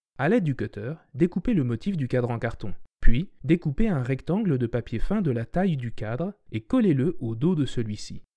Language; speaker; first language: French; native; French